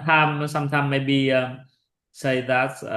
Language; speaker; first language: English; non-native, learner; Vietnamese